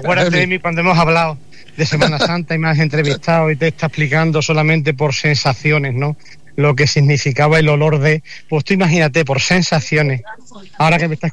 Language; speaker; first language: Spanish; native; Spanish